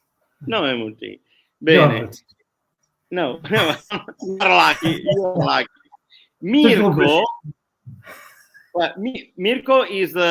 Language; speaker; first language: English; non-native, learner; Italian